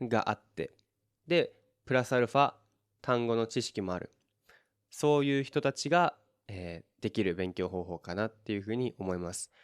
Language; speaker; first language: Japanese; native; Japanese